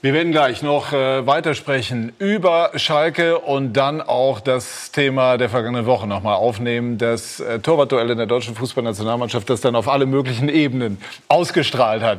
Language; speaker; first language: German; native; German